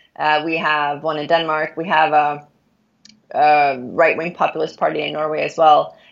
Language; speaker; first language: English; non-native, fluent; Norwegian